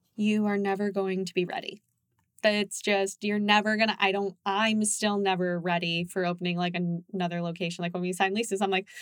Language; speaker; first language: English; early bilingual, other home language; Japanese